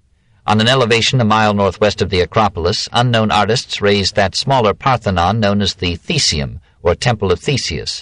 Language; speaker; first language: English; native; English